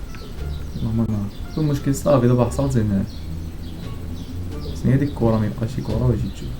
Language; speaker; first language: Arabic; native; Arabic